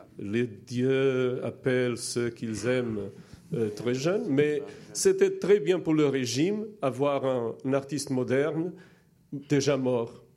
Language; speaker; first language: French; non-native, fluent; Portuguese